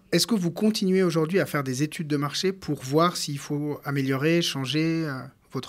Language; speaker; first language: French; native; French